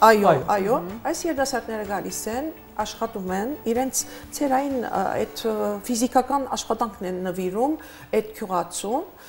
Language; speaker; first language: Armenian; early bilingual, heritage; Armenian